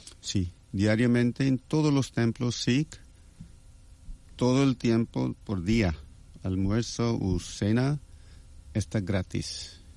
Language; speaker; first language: Spanish; non-native, fluent; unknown